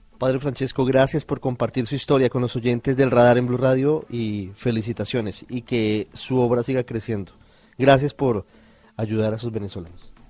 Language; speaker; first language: Spanish; native; Spanish